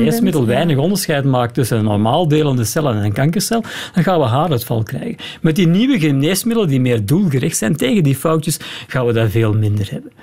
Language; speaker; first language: Dutch; native; Dutch